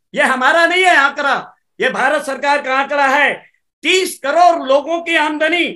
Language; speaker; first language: Hindi; native; Hindi